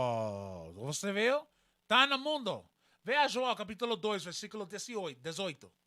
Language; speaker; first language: Portuguese; non-native, learner; Spanish